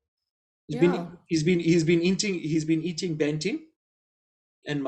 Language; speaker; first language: English; native; English